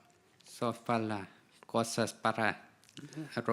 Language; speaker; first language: Spanish; non-native, learner; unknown